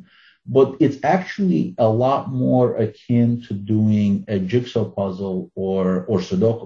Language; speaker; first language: English; non-native, fluent; Russian